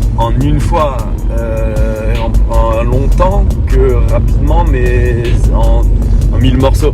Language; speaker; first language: French; native; French